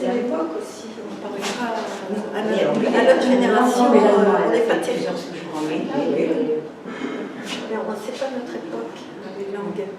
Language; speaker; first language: French; native; French